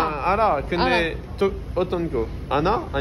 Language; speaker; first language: Korean; non-native, learner; French